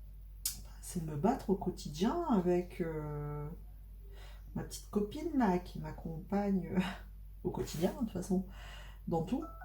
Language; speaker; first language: French; native; French